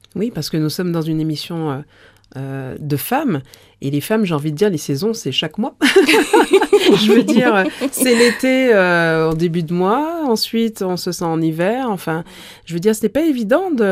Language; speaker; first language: French; native; French